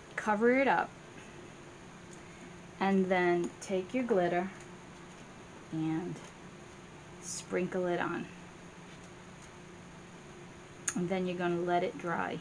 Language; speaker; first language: English; native; English